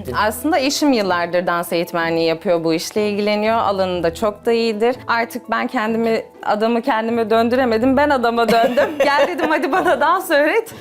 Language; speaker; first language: Turkish; native; Turkish